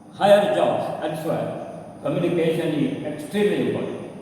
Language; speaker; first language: English; non-native, local second language; Kannada